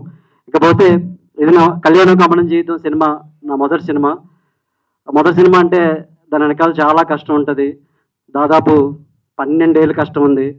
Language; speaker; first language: Telugu; native; Telugu